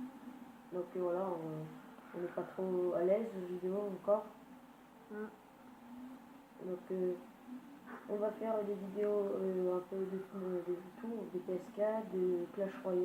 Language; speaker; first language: French; native; French